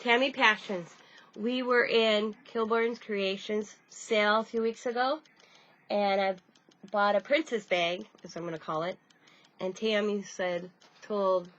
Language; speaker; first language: English; native; English